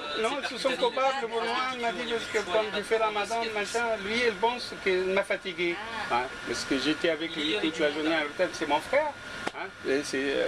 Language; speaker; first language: French; non-native, fluent; Arabic